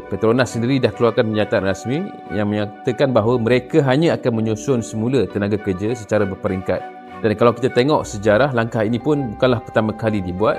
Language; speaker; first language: Malay; native; Malay